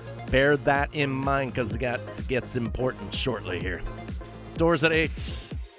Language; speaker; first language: English; native; English